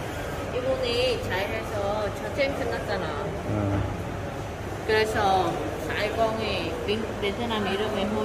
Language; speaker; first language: Korean; non-native, learner; Vietnamese